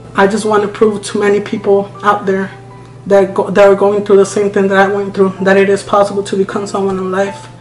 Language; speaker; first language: English; non-native, fluent; Spanish